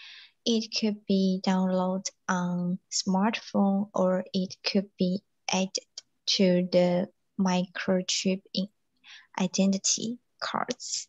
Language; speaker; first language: English; non-native, learner; Chinese